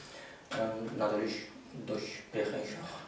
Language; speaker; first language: German; non-native, fluent; Kurdish